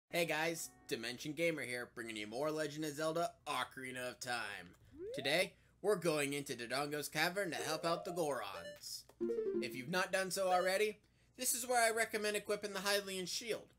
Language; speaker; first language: English; native; English